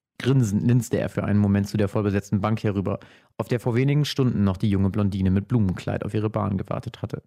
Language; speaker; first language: German; native; German